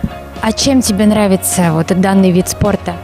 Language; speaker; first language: Russian; native; Russian